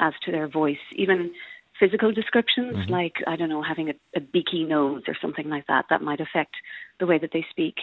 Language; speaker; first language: English; native; English